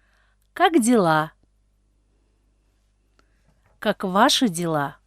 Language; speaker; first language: Russian; non-native, fluent; Tajik